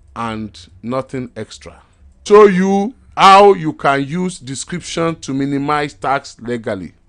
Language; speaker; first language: English; non-native, local second language; Yoruba